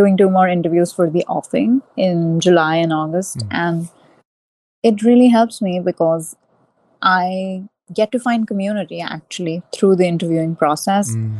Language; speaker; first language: English; non-native, local second language; Hindi